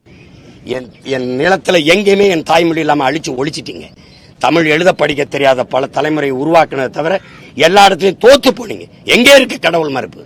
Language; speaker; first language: Tamil; native; Tamil